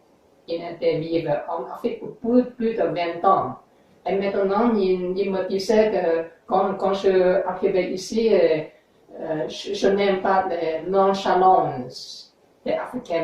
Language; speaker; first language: French; non-native, learner; English